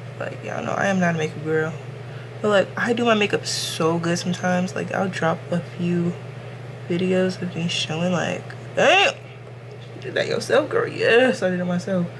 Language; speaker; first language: English; native; English